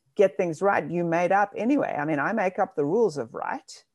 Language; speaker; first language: English; native; English